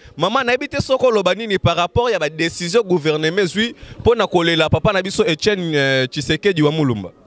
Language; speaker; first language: Lingala; native; Lingala